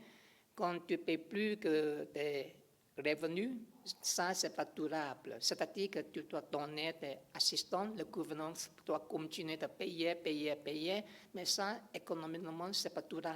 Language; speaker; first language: French; non-native, learner; English